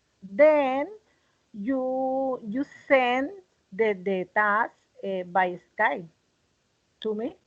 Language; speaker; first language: English; non-native, learner; Spanish